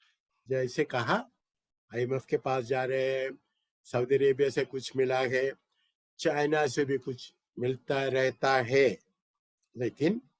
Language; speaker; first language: Hindi; non-native, local second language; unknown